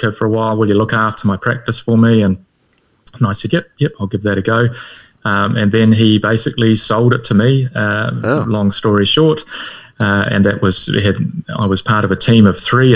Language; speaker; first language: English; native; English